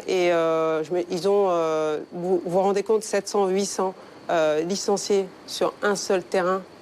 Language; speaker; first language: French; early bilingual, other home language; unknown